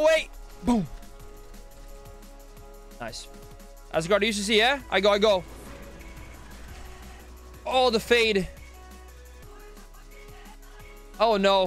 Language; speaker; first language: English; non-native, fluent; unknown